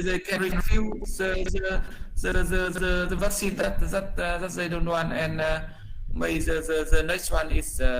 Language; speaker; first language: English; non-native, learner; Vietnamese